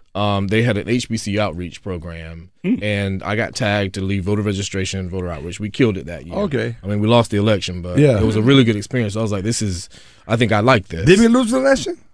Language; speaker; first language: English; native; English